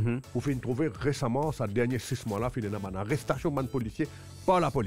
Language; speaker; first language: French; non-native, local second language; Morisyen